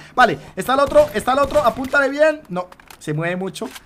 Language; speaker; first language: Spanish; native; Spanish